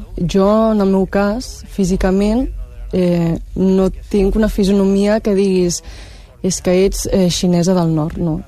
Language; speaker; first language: Catalan; early bilingual, other home language; Chinese